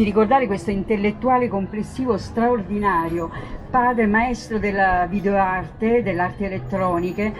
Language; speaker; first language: Italian; native; Italian